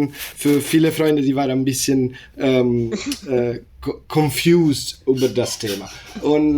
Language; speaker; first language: German; non-native, learner; Italian